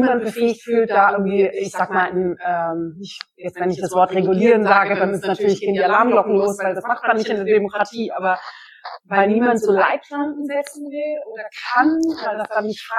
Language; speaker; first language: German; native; German